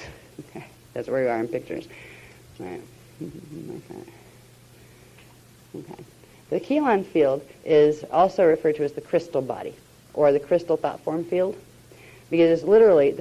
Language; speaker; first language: English; native; English